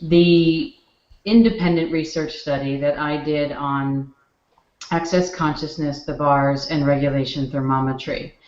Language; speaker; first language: English; native; English